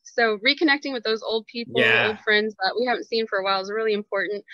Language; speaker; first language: English; native; English